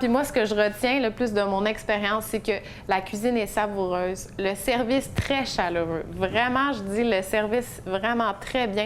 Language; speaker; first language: French; native; French